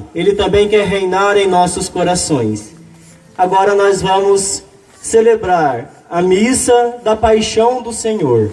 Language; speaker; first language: Portuguese; native; Portuguese